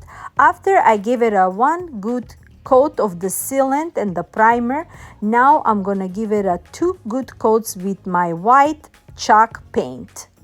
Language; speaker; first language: English; non-native, fluent; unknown